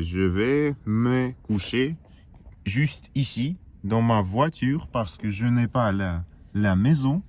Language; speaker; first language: French; non-native, learner; Russian